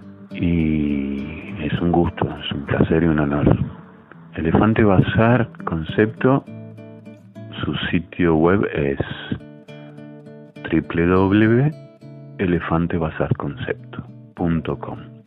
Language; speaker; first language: Spanish; native; Spanish